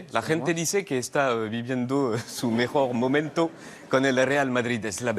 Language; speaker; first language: Spanish; non-native, fluent; French